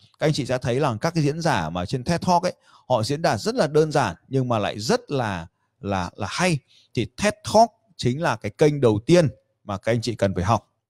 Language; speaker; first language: Vietnamese; native; Vietnamese